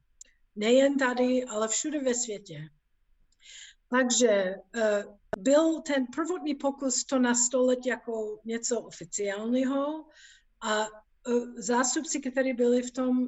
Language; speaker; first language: Czech; non-native, fluent; English